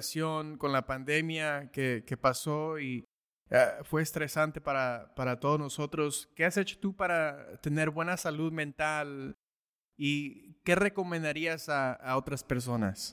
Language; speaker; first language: Spanish; early bilingual, heritage; Spanish